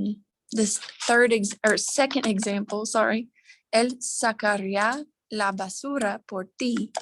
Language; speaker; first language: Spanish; non-native, fluent; English